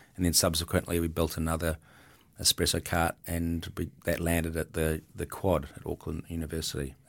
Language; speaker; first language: English; native; English